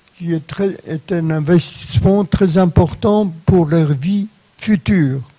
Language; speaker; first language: French; non-native, fluent; Polish